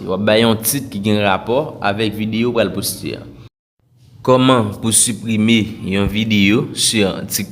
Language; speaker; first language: French; non-native, local second language; Haitian Creole